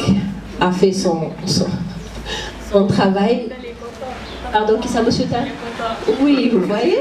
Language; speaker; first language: French; non-native, local second language; Wolof